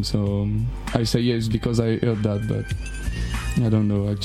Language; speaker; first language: English; non-native, learner; French